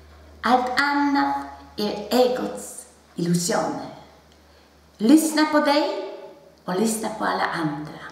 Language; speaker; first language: Swedish; non-native, fluent; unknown